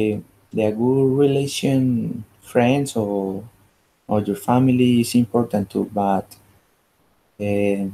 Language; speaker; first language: English; non-native, learner; Spanish